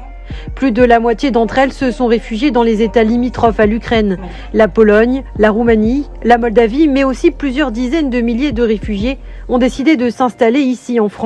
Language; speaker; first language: French; native; French